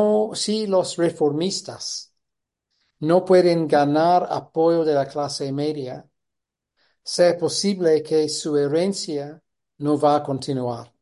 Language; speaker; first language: Spanish; non-native, fluent; English